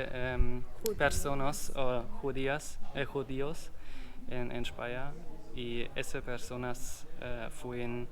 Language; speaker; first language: Spanish; non-native, learner; German